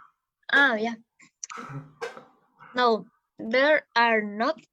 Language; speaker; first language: English; non-native, learner; Spanish